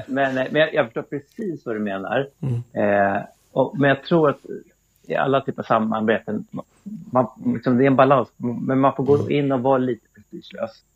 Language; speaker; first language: Swedish; native; Swedish